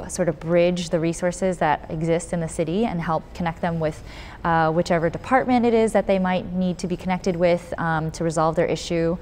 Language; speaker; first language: English; native; English